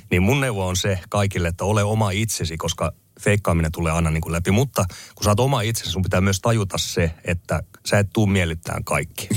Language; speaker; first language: Finnish; native; Finnish